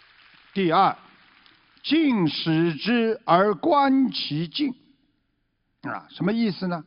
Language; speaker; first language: Chinese; native; Chinese